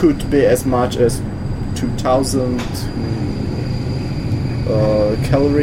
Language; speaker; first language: English; non-native, fluent; Czech